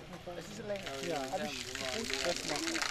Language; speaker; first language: German; non-native, learner; Ewe